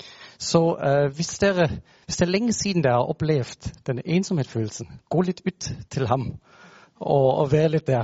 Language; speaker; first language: Norwegian; non-native, fluent; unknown